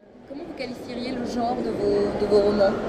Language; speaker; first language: French; native; French